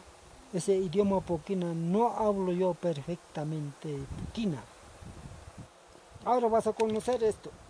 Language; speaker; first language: Spanish; non-native, local second language; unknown